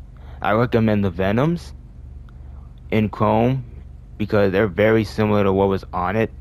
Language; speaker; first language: English; native; English